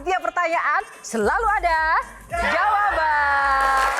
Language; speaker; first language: Indonesian; native; Indonesian